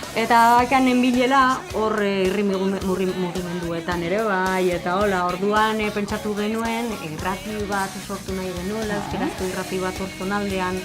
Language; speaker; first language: Basque; non-native, local second language; Spanish